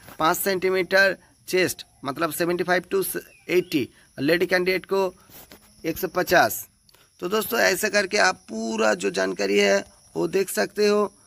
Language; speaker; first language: Hindi; non-native, local second language; Bangla